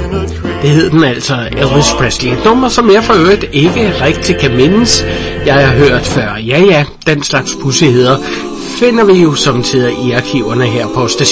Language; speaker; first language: Danish; native; Danish